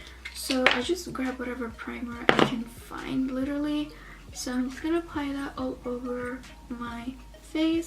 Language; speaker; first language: English; native; English